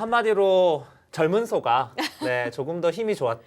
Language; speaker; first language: Korean; native; Korean